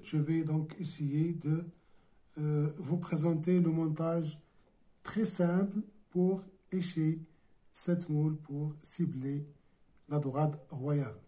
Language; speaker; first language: French; non-native, local second language; Arabic